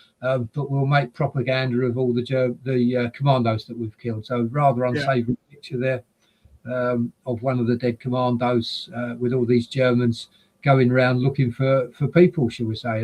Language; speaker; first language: English; native; English